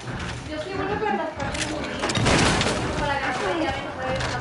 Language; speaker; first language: Spanish; native; Spanish